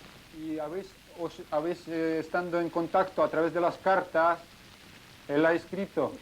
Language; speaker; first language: Spanish; non-native, fluent; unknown